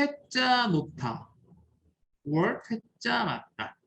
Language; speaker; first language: Korean; native; Korean